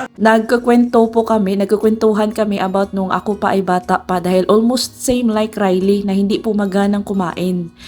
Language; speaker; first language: Filipino; non-native, local second language; Cebuano